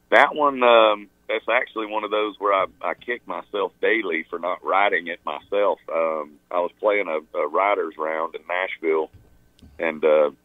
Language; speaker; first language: English; native; English